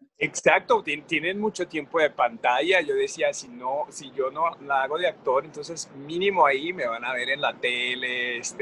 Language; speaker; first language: Spanish; non-native, fluent; Portuguese